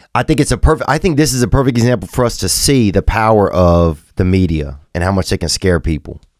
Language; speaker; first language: English; native; English